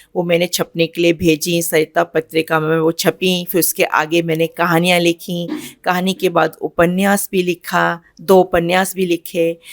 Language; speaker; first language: Hindi; native; Hindi